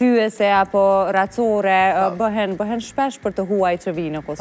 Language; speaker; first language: Albanian; native; Albanian